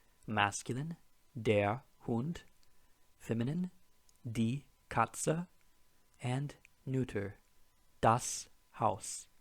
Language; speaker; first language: German; non-native, fluent; English